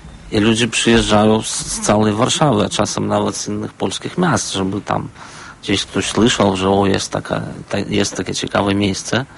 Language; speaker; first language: Polish; non-native, fluent; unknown